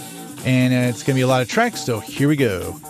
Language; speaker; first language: English; native; English